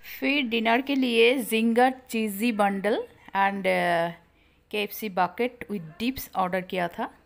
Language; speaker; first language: Hindi; non-native, local second language; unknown